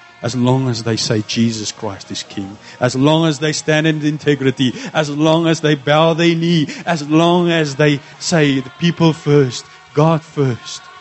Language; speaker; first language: English; non-native, local second language; Afrikaans